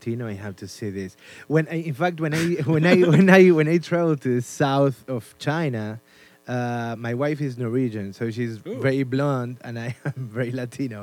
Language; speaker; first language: English; non-native, fluent; Spanish